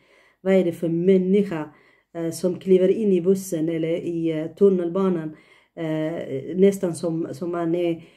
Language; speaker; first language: Swedish; non-native, fluent; Tigrinya